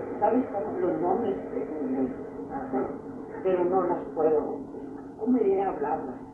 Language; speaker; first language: Spanish; early bilingual, heritage; Spanish